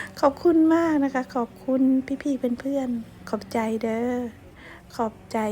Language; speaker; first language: Thai; non-native, local second language; Lao